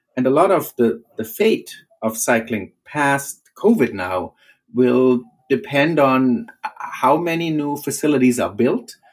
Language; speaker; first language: English; non-native, fluent; German